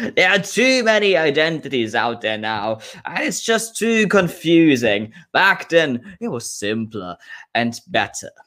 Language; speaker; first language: English; non-native, fluent; German